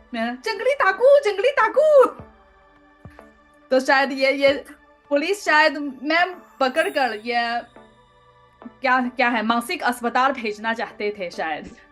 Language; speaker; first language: Hindi; non-native, learner; Chinese